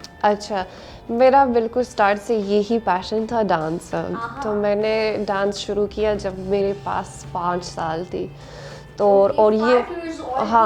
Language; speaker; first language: Hindi; non-native, learner; English